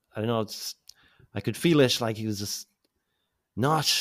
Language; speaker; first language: English; native; English